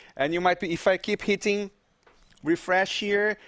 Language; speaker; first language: English; non-native, fluent; Portuguese